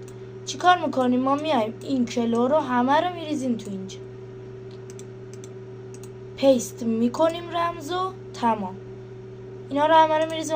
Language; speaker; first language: Persian; native; Persian